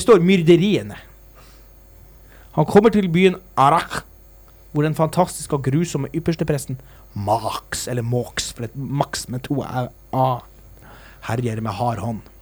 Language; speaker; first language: Norwegian; native; Norwegian